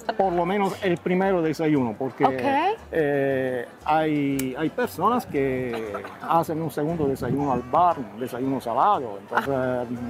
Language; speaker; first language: Spanish; early bilingual, heritage; Italian